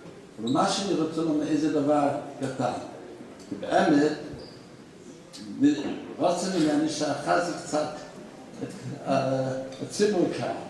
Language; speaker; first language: Hebrew; non-native, fluent; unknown